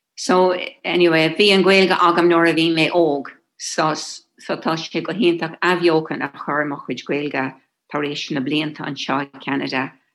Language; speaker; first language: Irish; non-native, local second language; English